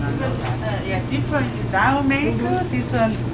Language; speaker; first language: English; non-native, learner; Korean